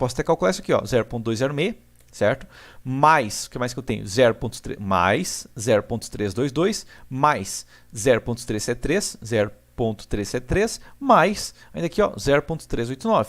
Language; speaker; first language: Portuguese; native; Portuguese